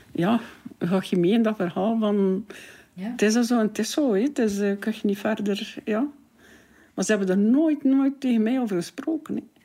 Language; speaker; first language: Dutch; native; Dutch